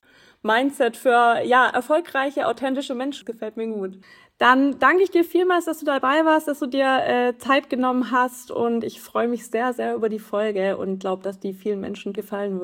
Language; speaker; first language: German; native; German